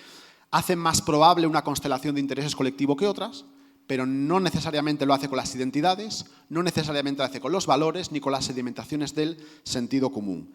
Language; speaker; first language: Spanish; native; Spanish